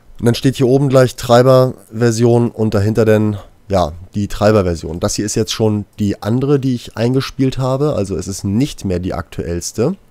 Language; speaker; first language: German; native; German